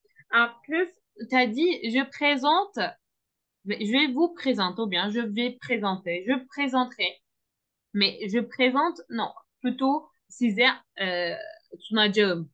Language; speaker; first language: French; non-native, fluent; Turkish